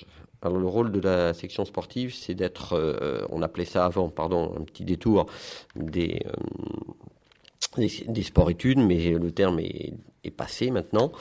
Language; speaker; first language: French; native; French